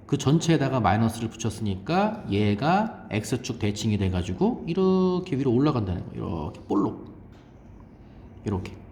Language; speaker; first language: Korean; native; Korean